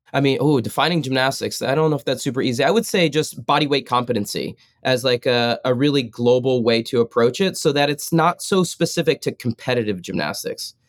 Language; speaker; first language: English; native; English